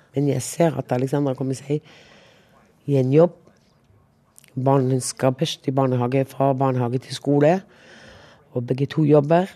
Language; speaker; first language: Norwegian; non-native, local second language; Romany